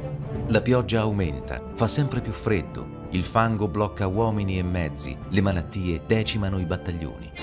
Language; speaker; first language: Italian; native; Italian